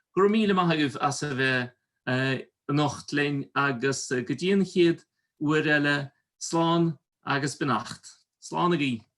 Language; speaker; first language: Irish; native; Irish